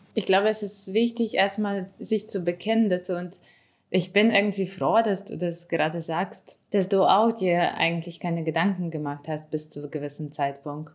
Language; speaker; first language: German; non-native, fluent; Ukrainian